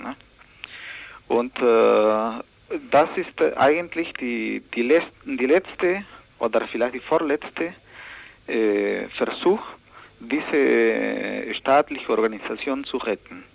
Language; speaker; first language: German; non-native, learner; Spanish